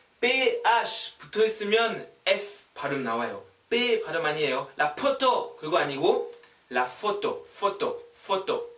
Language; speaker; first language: Korean; non-native, fluent; French